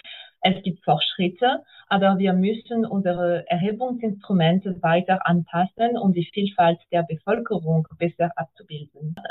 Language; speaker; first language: German; non-native, fluent; English